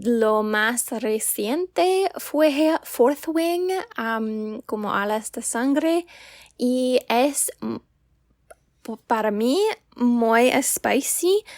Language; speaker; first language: Spanish; non-native, learner; English